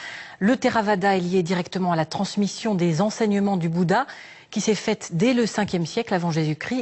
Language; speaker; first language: French; native; French